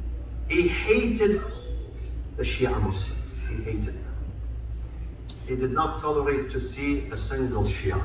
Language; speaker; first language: English; non-native, fluent; Arabic